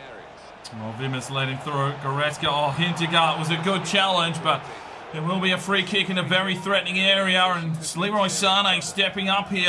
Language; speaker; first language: English; native; English